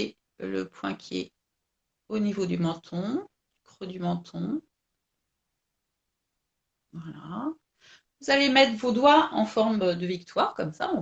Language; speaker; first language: French; native; French